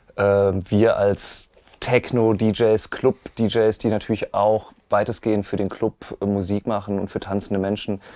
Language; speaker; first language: German; native; German